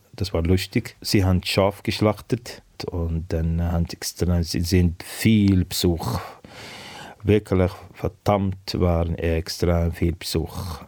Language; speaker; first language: German; non-native, learner; Arabic